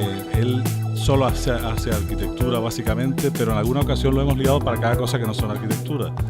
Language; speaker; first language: Spanish; native; Spanish